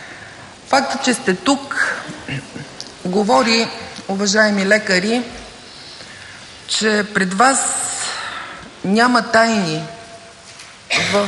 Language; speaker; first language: Bulgarian; native; Bulgarian